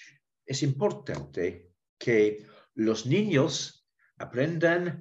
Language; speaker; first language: Spanish; non-native, learner; English